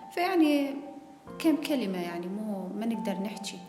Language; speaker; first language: Arabic; native; Arabic